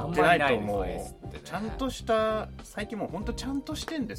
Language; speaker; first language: Japanese; native; Japanese